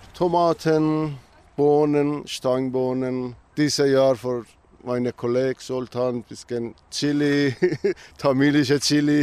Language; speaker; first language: German; non-native, learner; Persian